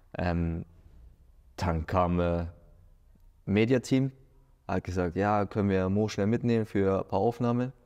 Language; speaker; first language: German; native; German